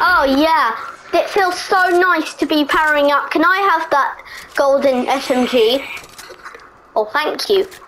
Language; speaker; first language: English; native; English